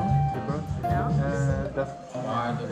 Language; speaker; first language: German; non-native, learner; Japanese